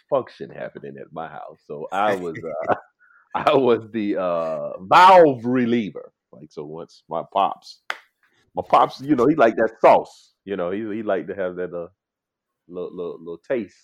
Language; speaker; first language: English; native; English